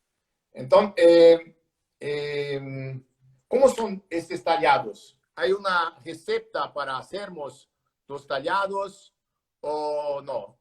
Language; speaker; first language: Spanish; non-native, learner; Portuguese